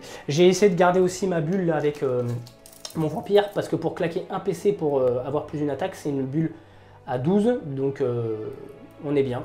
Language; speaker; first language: French; native; French